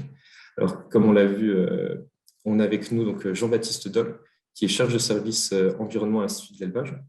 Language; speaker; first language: French; native; French